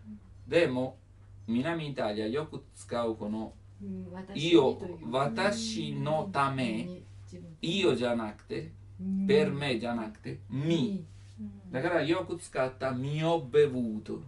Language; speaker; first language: Japanese; non-native, learner; Italian